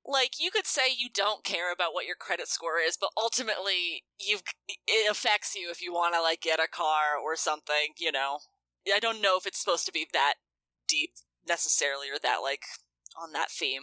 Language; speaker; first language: English; native; English